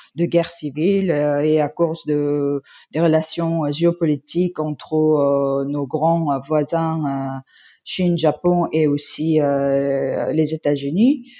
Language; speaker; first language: French; non-native, fluent; Korean